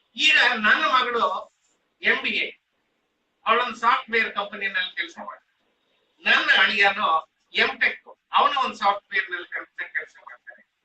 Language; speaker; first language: Kannada; non-native, local second language; Telugu